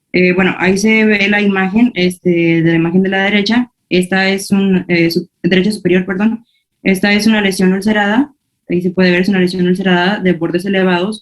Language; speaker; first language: Spanish; native; Spanish